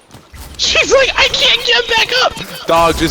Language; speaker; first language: English; native; English